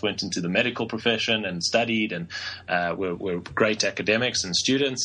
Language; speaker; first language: English; native; English